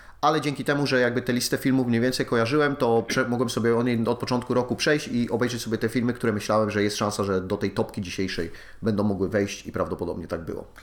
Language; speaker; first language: Polish; native; Polish